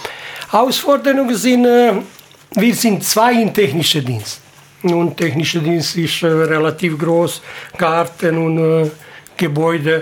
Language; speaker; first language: German; non-native, learner; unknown